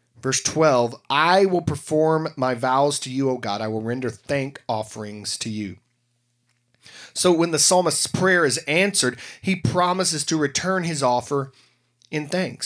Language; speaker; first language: English; native; English